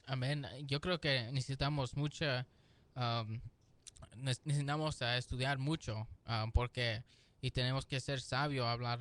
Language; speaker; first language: Spanish; early bilingual, heritage; Spanish